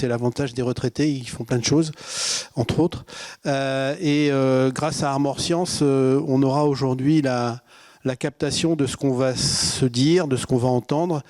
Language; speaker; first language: French; native; French